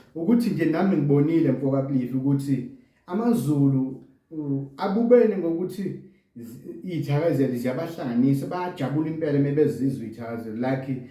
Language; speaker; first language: Zulu; non-native, local second language; English